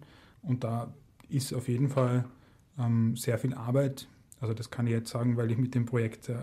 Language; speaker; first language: German; native; German